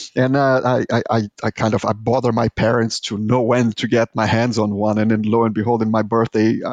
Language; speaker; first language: English; non-native, fluent; Portuguese